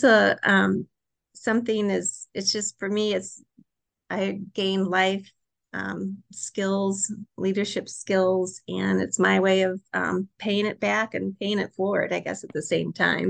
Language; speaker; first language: English; native; English